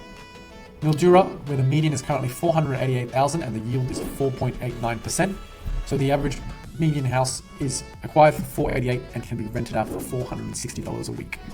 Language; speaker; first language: English; native; English